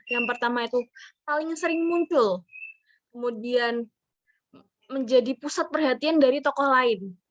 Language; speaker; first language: Indonesian; native; Indonesian